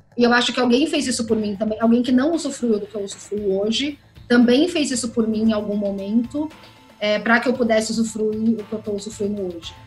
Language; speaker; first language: Portuguese; native; Portuguese